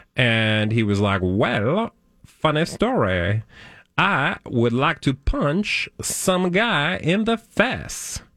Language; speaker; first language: English; native; English